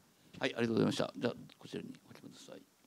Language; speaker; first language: Japanese; native; Japanese